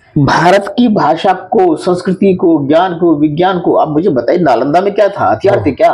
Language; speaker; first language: Hindi; native; Hindi